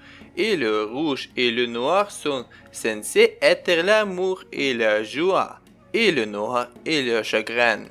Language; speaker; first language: French; non-native, learner; Ukrainian